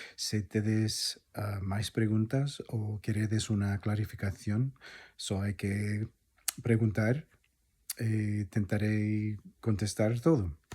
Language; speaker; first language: Galician; non-native, fluent; English